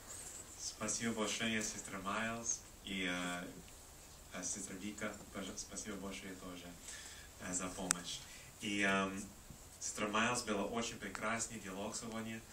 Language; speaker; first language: Russian; non-native, learner; English